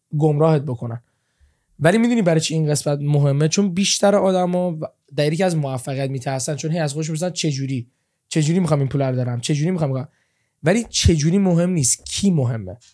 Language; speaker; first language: Persian; early bilingual, heritage; Persian